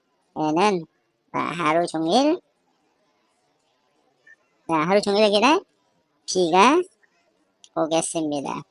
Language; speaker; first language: Korean; non-native, fluent; Khmer